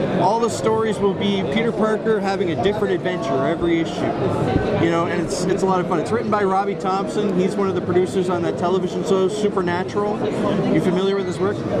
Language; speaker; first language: English; native; English